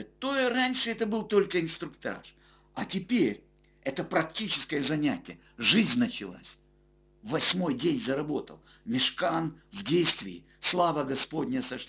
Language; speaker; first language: Russian; native; Russian